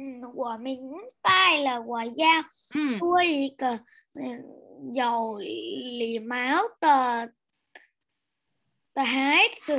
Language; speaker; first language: Chinese; non-native, learner; Vietnamese